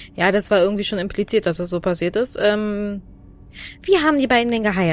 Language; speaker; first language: German; native; German